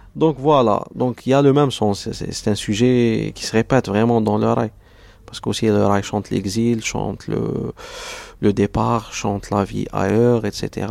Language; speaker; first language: French; non-native, local second language; Arabic